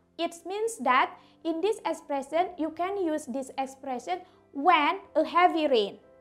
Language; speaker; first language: English; non-native, fluent; Indonesian